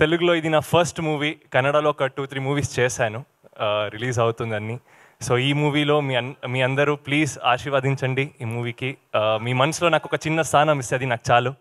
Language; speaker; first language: Telugu; non-native, learner; Kannada